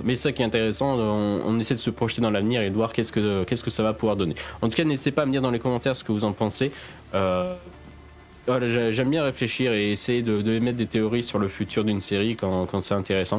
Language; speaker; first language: French; native; French